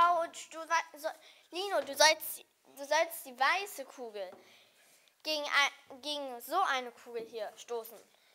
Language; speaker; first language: German; native; German